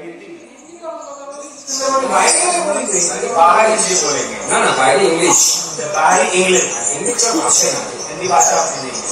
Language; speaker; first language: Hindi; non-native, learner; Bangla